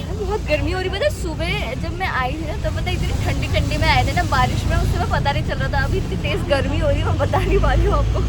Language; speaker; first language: Hindi; native; Hindi